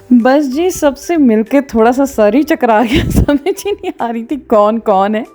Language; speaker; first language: Urdu; non-native, local second language; Punjabi